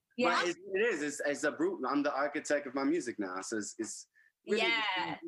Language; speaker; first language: English; early bilingual, other home language; Spanish